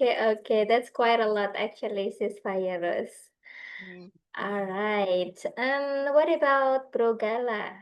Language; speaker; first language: English; non-native, fluent; Indonesian